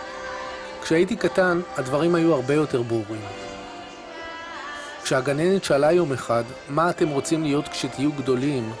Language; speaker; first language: Hebrew; native; Hebrew